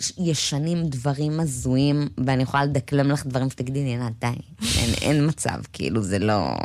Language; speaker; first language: Hebrew; native; Hebrew